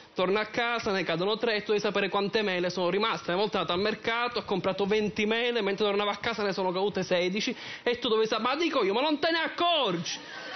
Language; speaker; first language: Italian; native; Italian